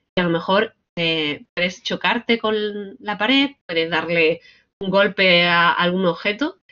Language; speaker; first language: Spanish; native; Spanish